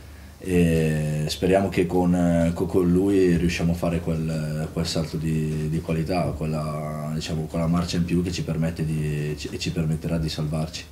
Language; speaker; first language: Italian; native; Italian